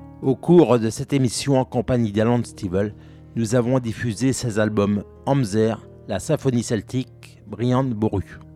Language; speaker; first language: French; native; French